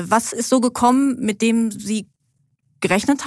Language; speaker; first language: German; native; German